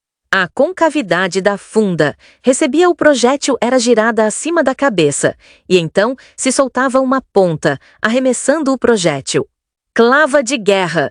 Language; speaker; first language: Portuguese; native; Portuguese